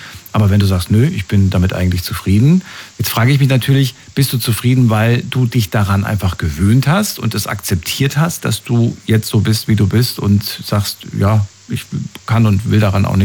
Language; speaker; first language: German; native; German